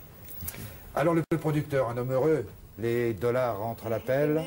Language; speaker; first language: French; native; French